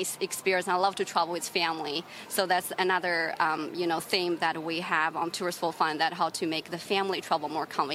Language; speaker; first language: English; non-native, fluent; Chinese